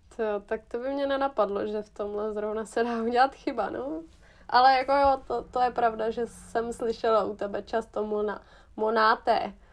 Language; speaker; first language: Czech; non-native, fluent; German